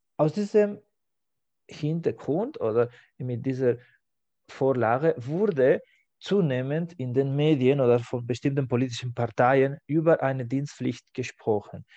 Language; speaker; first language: German; non-native, fluent; Spanish